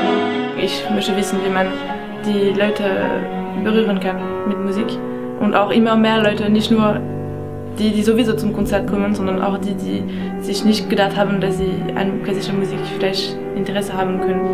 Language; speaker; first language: German; non-native, local second language; French